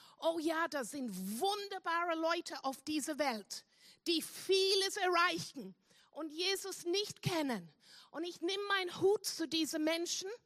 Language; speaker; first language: German; non-native, fluent; English